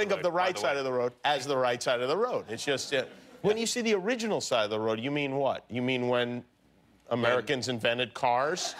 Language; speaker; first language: English; native; English